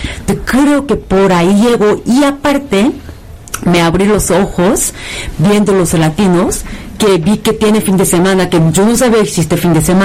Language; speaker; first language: Spanish; non-native, fluent; Korean